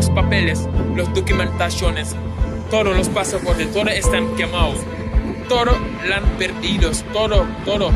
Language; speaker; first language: Spanish; non-native, fluent; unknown